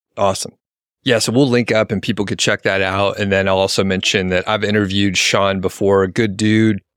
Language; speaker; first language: English; native; English